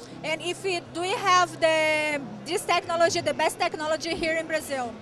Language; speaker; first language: English; non-native, learner; Portuguese